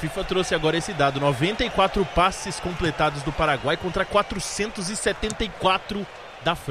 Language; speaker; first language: Portuguese; native; Portuguese